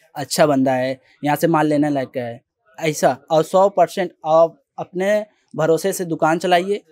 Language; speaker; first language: Hindi; native; Hindi